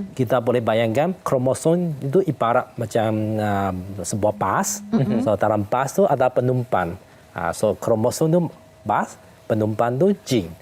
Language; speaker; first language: Malay; non-native, local second language; Chinese